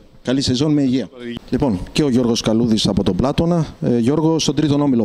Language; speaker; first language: Greek; native; Greek